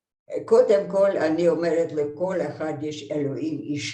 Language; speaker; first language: Hebrew; non-native, fluent; Hungarian